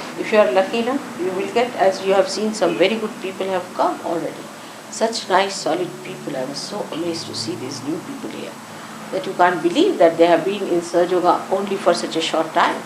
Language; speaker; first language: English; non-native, local second language; Marathi